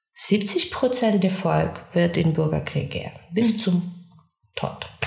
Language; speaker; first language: German; non-native, fluent; Ukrainian